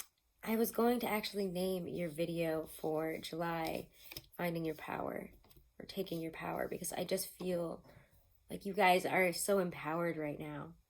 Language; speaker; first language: English; native; English